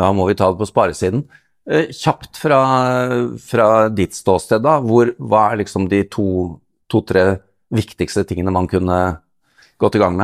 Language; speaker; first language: Norwegian; native; Norwegian